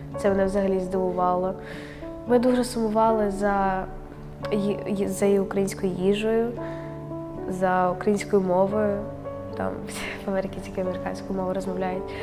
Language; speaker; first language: Ukrainian; native; Ukrainian